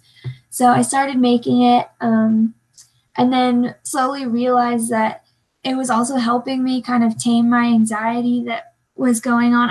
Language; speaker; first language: English; native; English